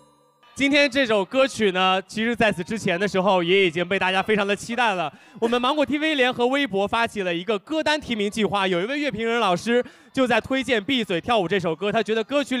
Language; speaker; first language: Chinese; native; Chinese